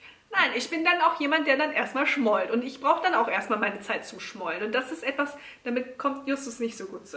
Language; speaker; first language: German; native; German